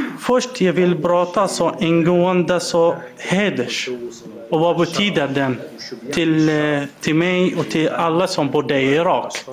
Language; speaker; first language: Swedish; non-native, learner; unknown